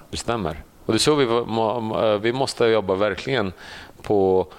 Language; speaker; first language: Swedish; early bilingual, other home language; Assyrian Neo-Aramaic